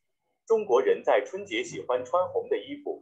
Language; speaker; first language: Chinese; non-native, learner; Vietnamese